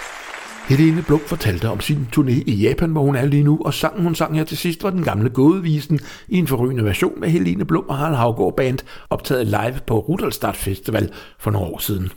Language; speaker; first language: Danish; native; Danish